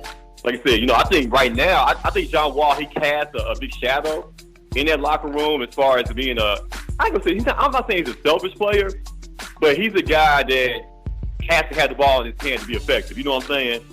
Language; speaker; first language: English; native; English